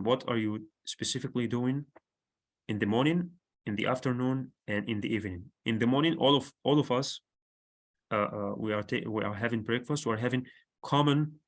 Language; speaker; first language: English; non-native, fluent; Arabic